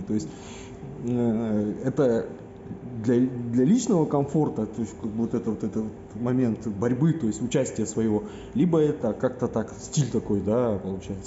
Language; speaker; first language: Russian; native; Russian